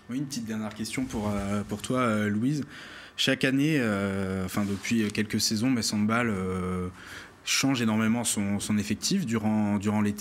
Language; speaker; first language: French; native; French